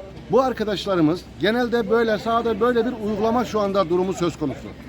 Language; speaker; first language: Turkish; native; Turkish